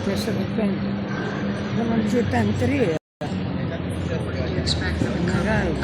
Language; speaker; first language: Greek; non-native, learner; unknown